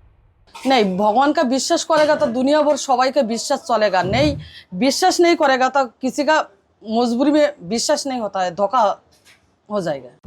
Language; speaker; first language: Hindi; non-native, local second language; Bangla